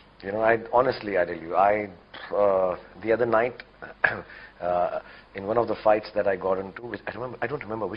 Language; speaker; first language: English; non-native, local second language; Hindi